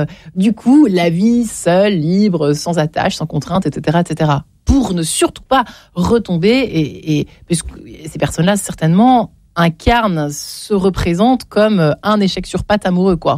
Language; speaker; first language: French; native; French